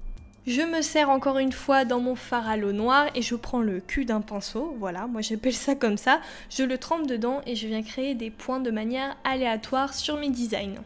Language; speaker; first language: French; native; French